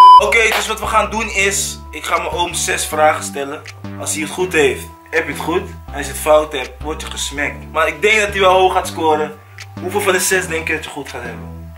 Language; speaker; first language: Dutch; early bilingual, other home language; Akan